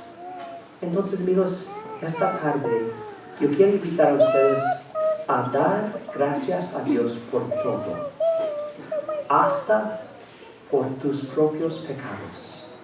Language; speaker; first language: Spanish; non-native, fluent; English